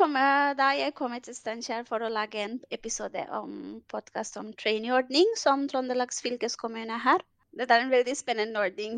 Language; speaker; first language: Norwegian; non-native, fluent; Bangla